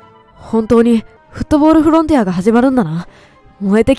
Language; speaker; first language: Japanese; native; Japanese